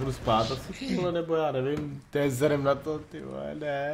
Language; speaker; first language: Czech; native; Czech